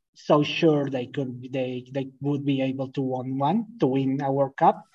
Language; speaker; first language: English; non-native, fluent; Spanish